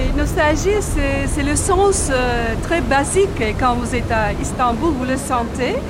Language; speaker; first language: French; non-native, fluent; Turkish